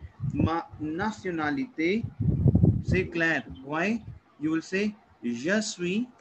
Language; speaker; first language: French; non-native, fluent; Hindi